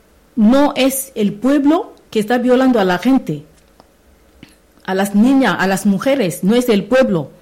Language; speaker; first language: Spanish; non-native, learner; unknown